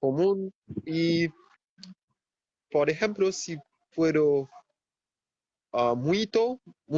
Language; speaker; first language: Spanish; non-native, fluent; Haitian Creole